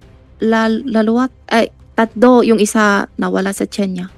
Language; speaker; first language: Filipino; non-native, learner; Chinese